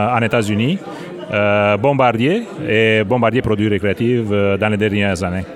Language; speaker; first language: French; non-native, fluent; Romanian